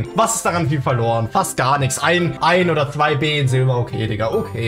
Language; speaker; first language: German; native; German